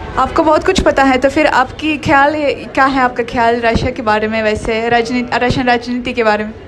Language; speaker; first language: Hindi; non-native, fluent; Russian